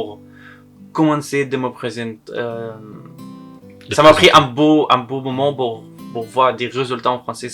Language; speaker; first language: French; non-native, learner; Arabic